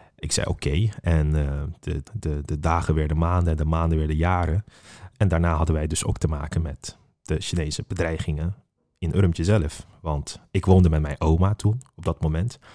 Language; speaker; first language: Dutch; non-native, fluent; Uyghur